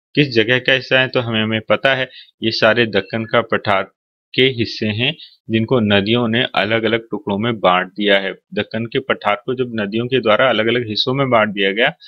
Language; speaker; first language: Hindi; native; Hindi